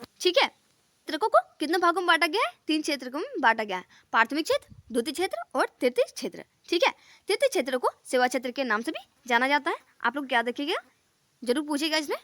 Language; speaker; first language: Hindi; native; Hindi